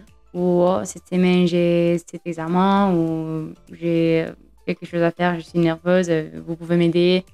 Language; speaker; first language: French; non-native, fluent; Spanish